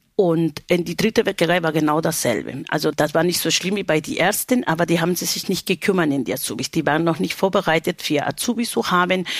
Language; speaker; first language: German; non-native, fluent; Spanish